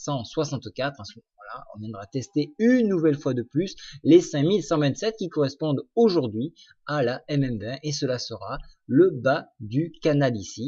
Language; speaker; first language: French; native; French